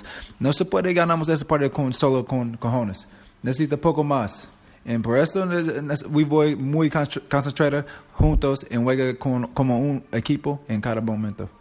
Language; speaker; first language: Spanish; non-native, learner; English